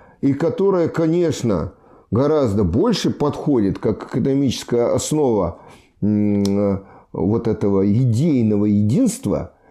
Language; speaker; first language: Russian; native; Russian